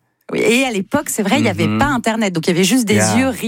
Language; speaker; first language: French; native; French